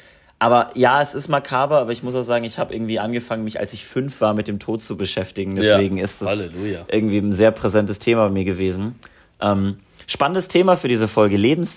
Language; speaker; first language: German; native; German